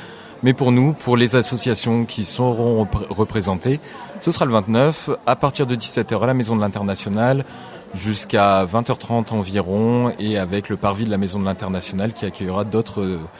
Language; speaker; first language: French; native; French